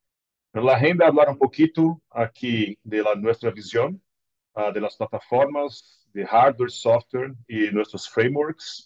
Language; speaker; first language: Spanish; non-native, fluent; Portuguese